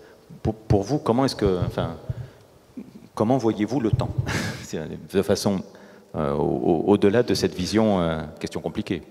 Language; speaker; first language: French; native; French